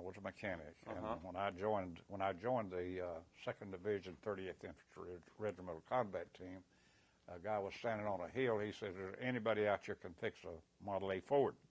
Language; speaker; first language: English; native; English